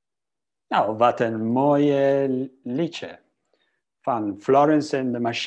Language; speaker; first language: Dutch; non-native, fluent; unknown